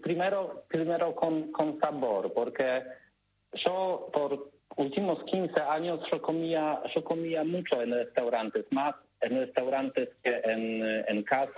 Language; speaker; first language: Spanish; non-native, learner; Polish